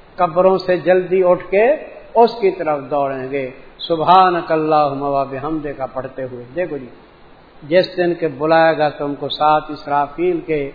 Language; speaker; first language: Urdu; non-native, local second language; Punjabi